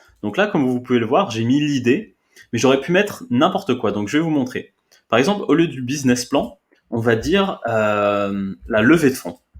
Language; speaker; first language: French; native; French